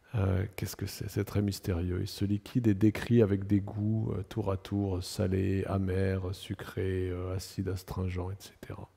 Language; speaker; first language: French; native; French